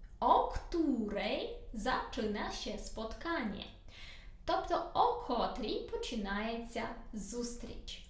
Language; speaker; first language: Polish; non-native, learner; Ukrainian